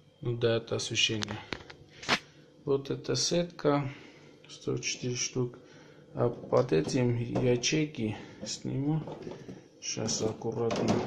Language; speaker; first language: Russian; non-native, local second language; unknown